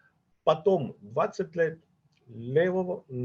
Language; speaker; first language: Russian; non-native, fluent; Catalan